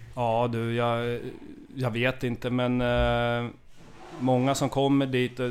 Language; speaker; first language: Swedish; native; Swedish